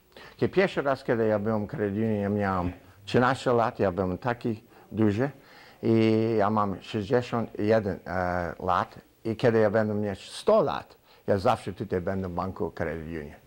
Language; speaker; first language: Polish; early bilingual, heritage; Polish